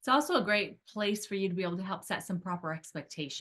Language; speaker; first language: English; native; English